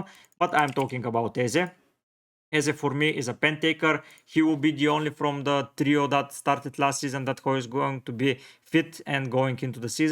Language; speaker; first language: English; non-native, fluent; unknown